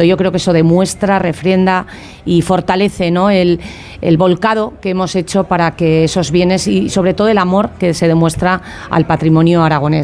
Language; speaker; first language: Spanish; native; Spanish